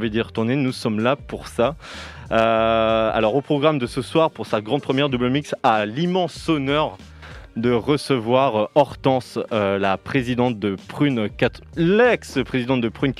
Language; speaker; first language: French; native; French